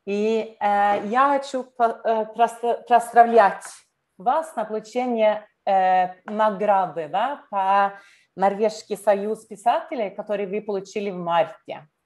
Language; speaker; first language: Russian; non-native, learner; Norwegian